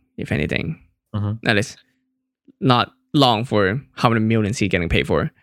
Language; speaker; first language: English; non-native, local second language; Cantonese